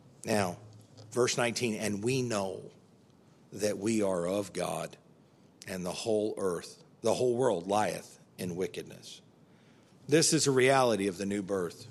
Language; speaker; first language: English; native; English